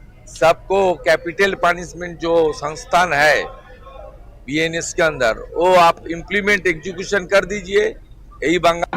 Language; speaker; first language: Hindi; non-native, local second language; Bangla